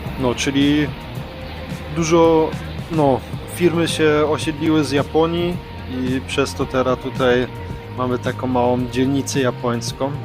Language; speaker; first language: Polish; early bilingual, heritage; Polish